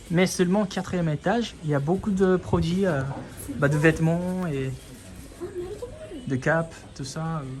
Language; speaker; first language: French; non-native, fluent; Japanese